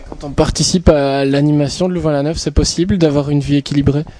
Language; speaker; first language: French; native; French